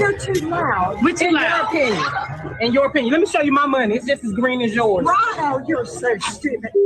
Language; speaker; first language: English; native; English